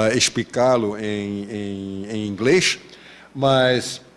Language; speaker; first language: Portuguese; non-native, fluent; English